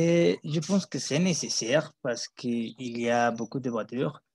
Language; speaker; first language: French; non-native, learner; Spanish